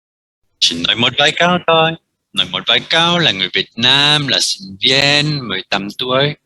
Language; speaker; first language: Vietnamese; non-native, fluent; French